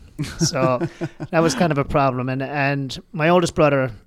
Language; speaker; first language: English; native; English